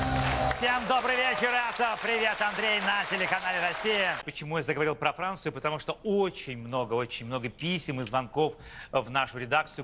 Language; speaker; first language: Russian; native; Russian